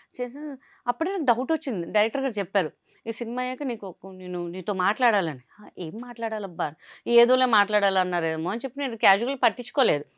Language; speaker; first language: Telugu; non-native, local second language; Hindi